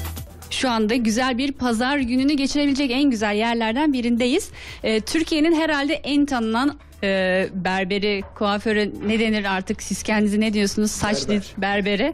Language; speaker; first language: Turkish; native; Turkish